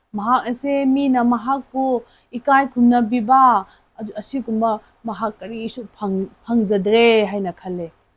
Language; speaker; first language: Manipuri; non-native, local second language; Rongmei Naga